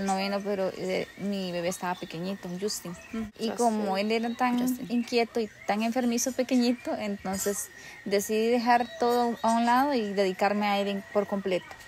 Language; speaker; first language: Spanish; native; Spanish